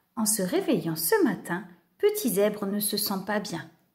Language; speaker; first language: French; native; French